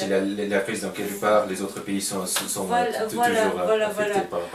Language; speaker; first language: French; non-native, fluent; Russian